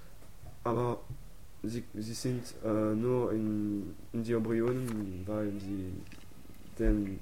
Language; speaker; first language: German; non-native, learner; French